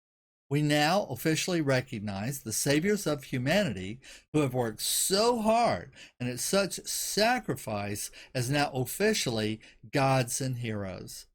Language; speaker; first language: English; native; English